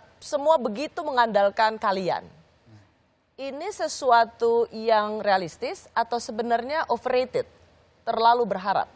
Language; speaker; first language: Indonesian; native; Indonesian